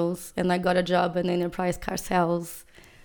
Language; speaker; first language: English; non-native, fluent; Portuguese